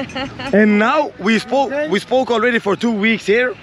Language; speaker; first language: English; non-native, fluent; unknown